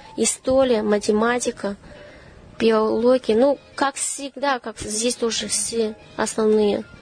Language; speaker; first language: Russian; non-native, fluent; Chinese